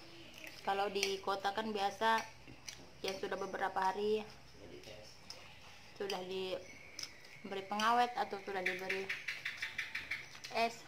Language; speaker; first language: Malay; non-native, local second language; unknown